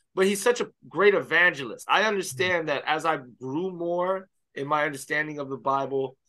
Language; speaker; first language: English; native; English